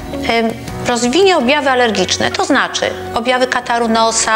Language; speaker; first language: Polish; native; Polish